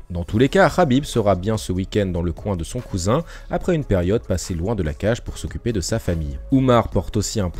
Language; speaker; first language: French; native; French